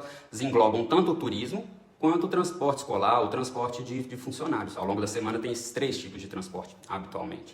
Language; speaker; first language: Portuguese; native; Portuguese